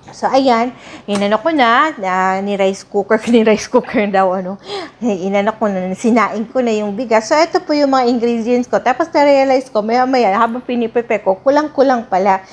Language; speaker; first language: Filipino; non-native, local second language; Cebuano